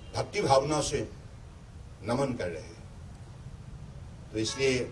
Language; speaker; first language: Hindi; non-native, local second language; Assamese